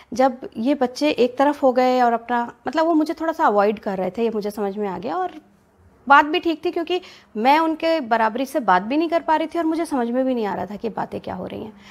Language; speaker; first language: Hindi; native; Hindi